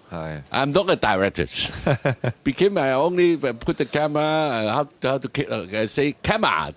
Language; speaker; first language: English; non-native, learner; Cantonese